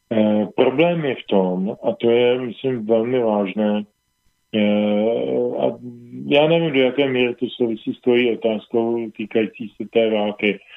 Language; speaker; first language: Czech; native; Czech